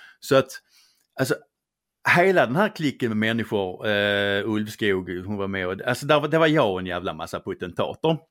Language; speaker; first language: Swedish; native; Swedish